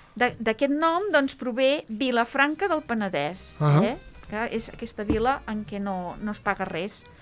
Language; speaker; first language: Catalan; native; Catalan